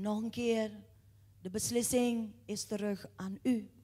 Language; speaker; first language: Dutch; non-native, fluent; Indonesian